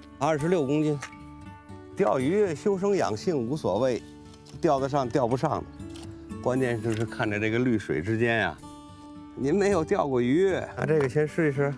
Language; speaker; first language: Chinese; native; Chinese